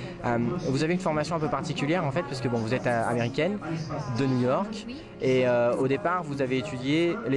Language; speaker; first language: French; native; French